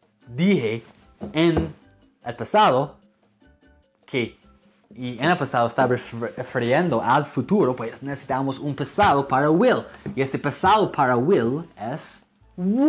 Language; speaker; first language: Spanish; non-native, fluent; English